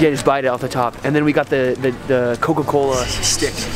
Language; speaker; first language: English; native; English